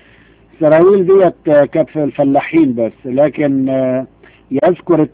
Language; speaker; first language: Arabic; native; Arabic